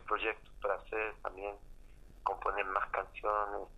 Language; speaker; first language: Spanish; non-native, fluent; French